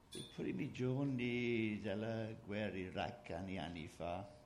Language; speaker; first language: Italian; non-native, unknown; English